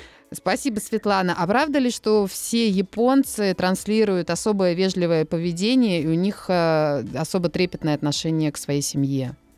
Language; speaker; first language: Russian; native; Russian